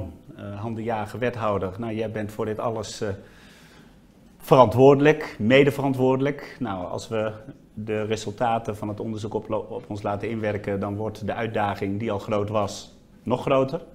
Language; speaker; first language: Dutch; native; Dutch